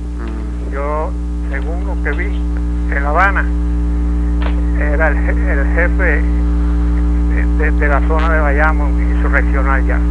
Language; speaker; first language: Spanish; native; Spanish